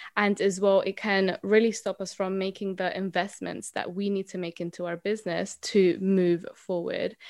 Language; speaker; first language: English; non-native, fluent; Spanish